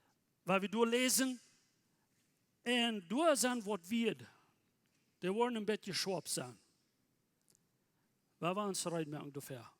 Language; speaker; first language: German; non-native, learner; Plautdietsch